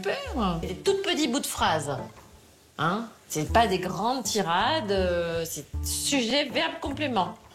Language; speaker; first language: French; native; French